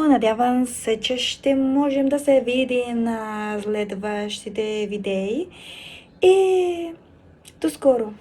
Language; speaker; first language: Bulgarian; non-native, learner; Spanish